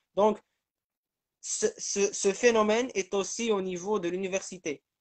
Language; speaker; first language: French; non-native, local second language; Arabic